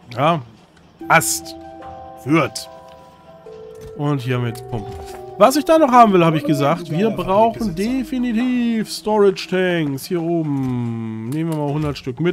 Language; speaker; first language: German; native; German